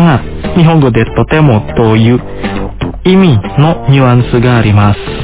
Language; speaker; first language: Japanese; non-native, fluent; Indonesian